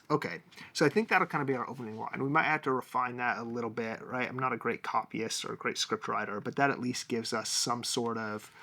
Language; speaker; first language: English; native; English